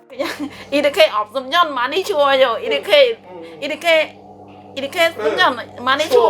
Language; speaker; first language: Korean; non-native, learner; Khmer